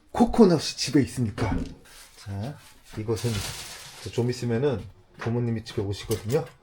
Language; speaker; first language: Korean; native; Korean